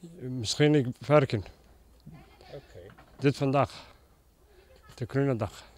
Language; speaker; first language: Dutch; non-native, learner; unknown